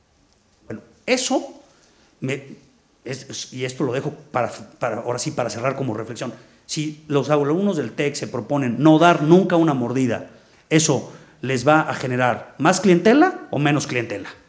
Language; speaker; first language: Spanish; native; Spanish